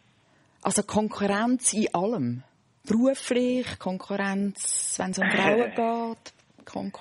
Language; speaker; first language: German; native; German